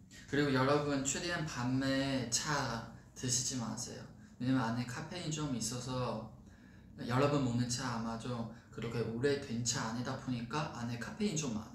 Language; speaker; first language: Korean; non-native, fluent; Chinese